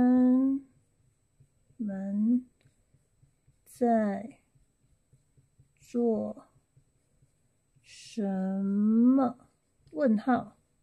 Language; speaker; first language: Chinese; non-native, learner; English